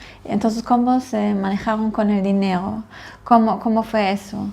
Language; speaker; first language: Spanish; non-native, fluent; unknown